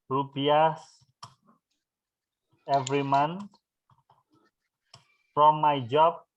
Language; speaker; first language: English; non-native, fluent; Indonesian